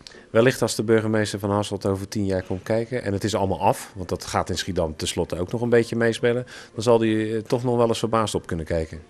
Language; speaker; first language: Dutch; native; Dutch